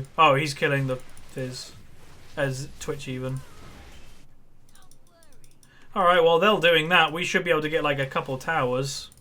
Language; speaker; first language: English; native; English